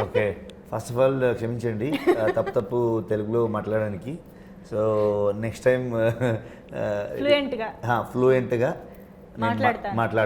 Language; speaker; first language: Telugu; non-native, learner; Kannada